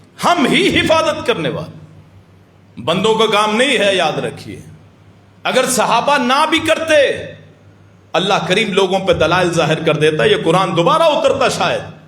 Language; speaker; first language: Urdu; non-native, local second language; Punjabi